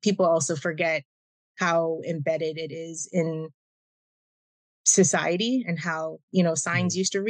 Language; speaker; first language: English; native; English